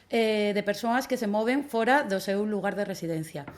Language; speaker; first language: Galician; non-native, local second language; Spanish